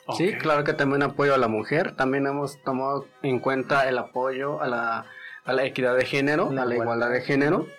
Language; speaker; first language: Spanish; non-native, local second language; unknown